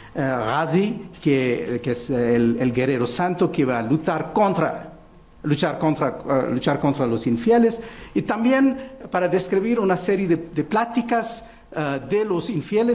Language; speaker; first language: Spanish; non-native, fluent; Portuguese